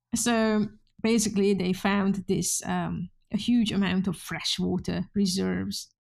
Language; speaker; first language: English; non-native, fluent; Hungarian